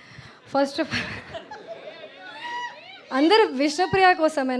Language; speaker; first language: Telugu; non-native, learner; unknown